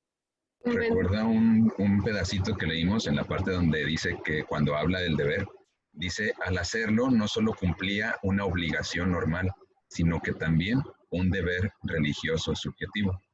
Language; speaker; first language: Spanish; native; Spanish